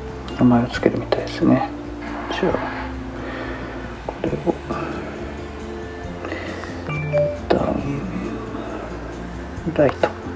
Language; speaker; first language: Japanese; native; Japanese